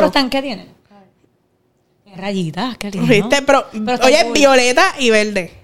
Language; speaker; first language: Spanish; native; Spanish